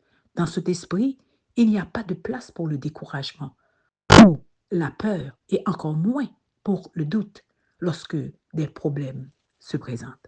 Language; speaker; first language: French; non-native, local second language; Haitian Creole